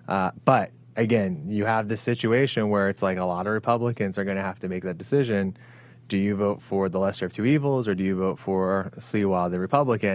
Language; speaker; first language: English; native; English